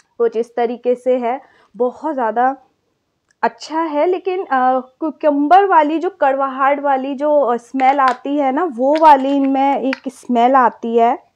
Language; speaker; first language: Hindi; native; Hindi